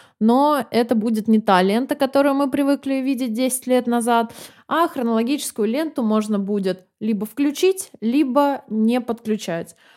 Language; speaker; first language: Russian; native; Russian